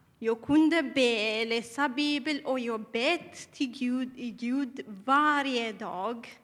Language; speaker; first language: Swedish; non-native, learner; Tigrinya